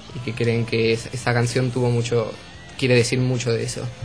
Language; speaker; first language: Spanish; native; Spanish